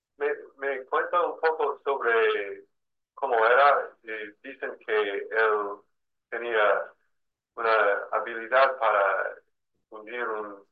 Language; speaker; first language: Spanish; non-native, fluent; English